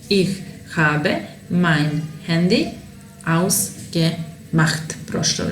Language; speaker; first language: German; non-native, fluent; Serbian